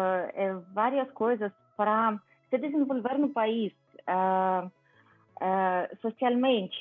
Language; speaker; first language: Portuguese; non-native, fluent; Ukrainian